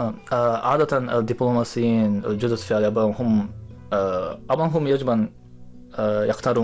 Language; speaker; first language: Arabic; non-native, fluent; Japanese